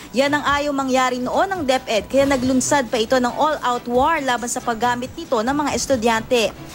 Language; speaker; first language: Filipino; native; Filipino